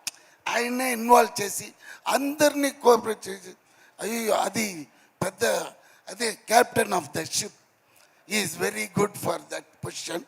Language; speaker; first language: Telugu; non-native, fluent; Tamil